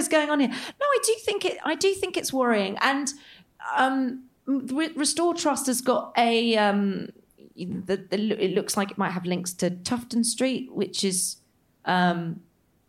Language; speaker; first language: English; native; English